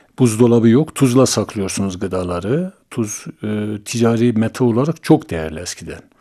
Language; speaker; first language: Turkish; native; Turkish